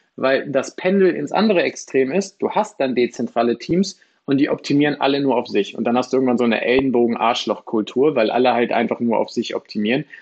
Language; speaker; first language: German; native; German